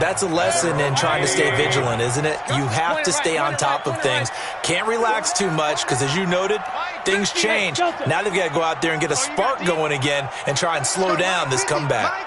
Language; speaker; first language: English; native; English